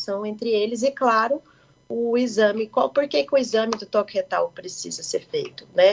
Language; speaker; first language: Portuguese; native; Portuguese